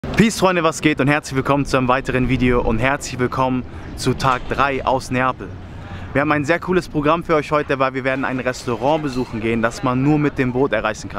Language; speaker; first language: German; native; German